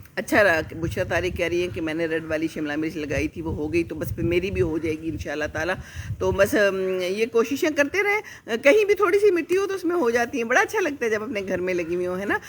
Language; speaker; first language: Urdu; native; Urdu